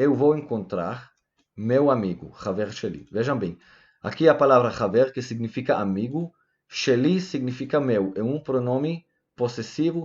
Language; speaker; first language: Portuguese; non-native, fluent; Hebrew